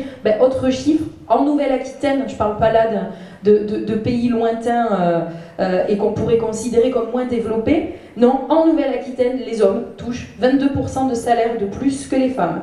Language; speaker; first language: French; native; French